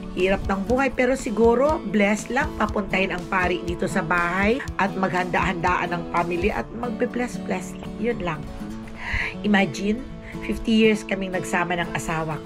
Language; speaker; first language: Filipino; native; Filipino